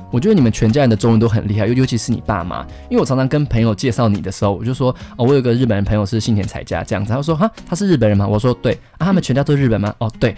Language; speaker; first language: Chinese; native; Chinese